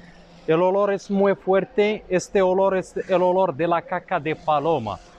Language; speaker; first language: Spanish; non-native, fluent; Arabic